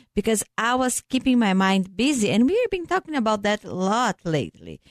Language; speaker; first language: English; non-native, fluent; Portuguese